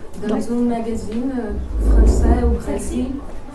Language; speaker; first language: French; non-native, learner; Portuguese